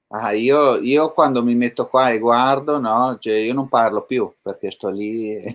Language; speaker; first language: Italian; native; Italian